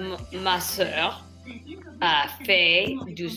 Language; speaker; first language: French; non-native, learner; English